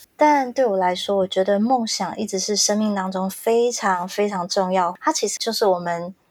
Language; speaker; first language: Chinese; native; Chinese